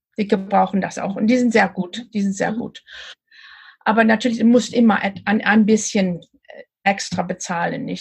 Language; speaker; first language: German; non-native, learner; English